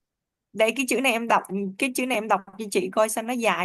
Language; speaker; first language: Vietnamese; native; Vietnamese